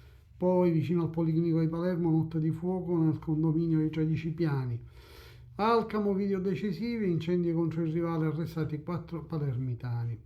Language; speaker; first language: Italian; native; Italian